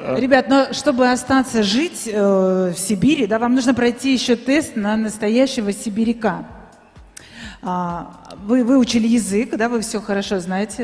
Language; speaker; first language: Russian; native; Russian